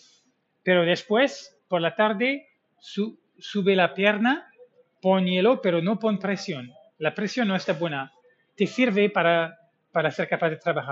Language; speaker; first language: Spanish; non-native, fluent; English